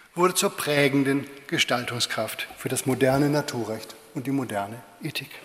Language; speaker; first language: German; native; German